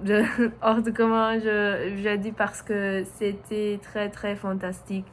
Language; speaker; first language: French; non-native, learner; Portuguese